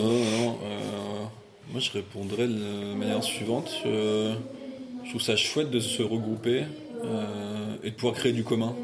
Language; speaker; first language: French; native; French